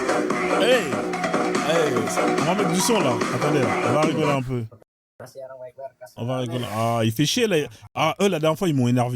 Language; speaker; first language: French; native; French